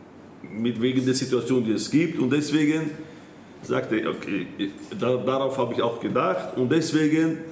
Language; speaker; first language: German; non-native, fluent; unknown